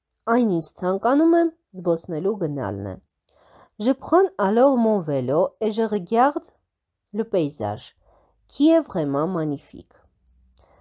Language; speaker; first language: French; non-native, fluent; Armenian